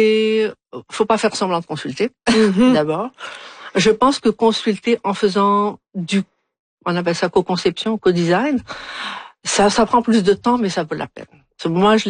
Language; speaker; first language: French; non-native, local second language; Arabic